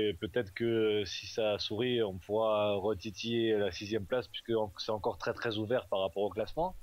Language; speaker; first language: French; native; French